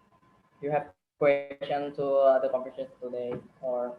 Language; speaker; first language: English; non-native, learner; Indonesian